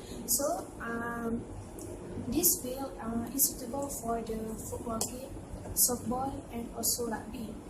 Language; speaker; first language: English; non-native, local second language; Malay